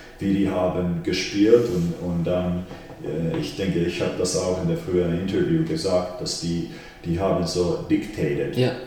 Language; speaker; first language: German; non-native, fluent; Finnish